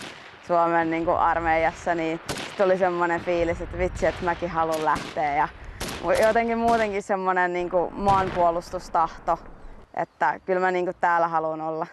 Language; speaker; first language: Finnish; native; Finnish